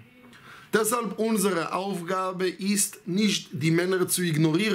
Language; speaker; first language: German; non-native, fluent; Hebrew